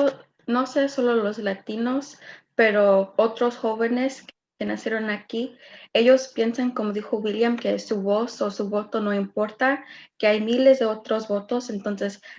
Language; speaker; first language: Spanish; early bilingual, other home language; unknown